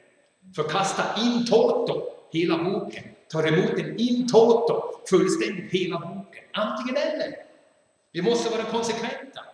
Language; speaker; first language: Swedish; non-native, fluent; German